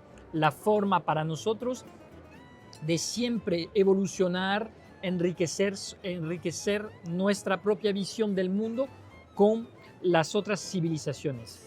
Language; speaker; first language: Spanish; non-native, fluent; French